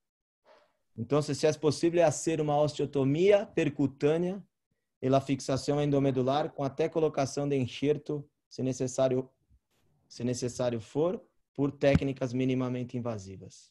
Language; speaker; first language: Spanish; non-native, learner; Portuguese